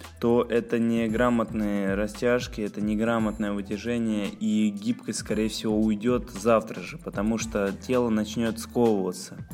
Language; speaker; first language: Russian; native; Russian